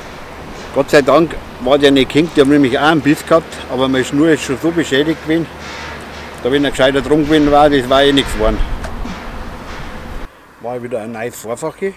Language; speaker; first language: German; native; German